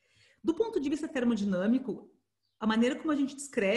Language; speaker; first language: Portuguese; native; Portuguese